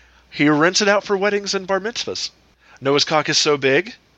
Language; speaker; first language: English; native; English